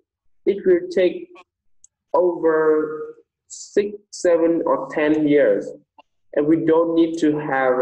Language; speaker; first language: English; non-native, fluent; Vietnamese